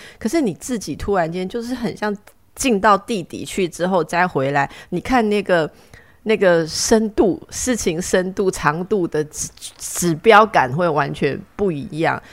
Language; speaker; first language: Chinese; native; Chinese